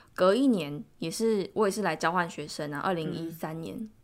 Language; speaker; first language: Chinese; native; Chinese